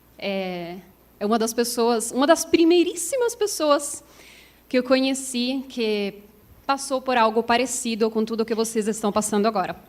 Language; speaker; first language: Portuguese; non-native, fluent; Italian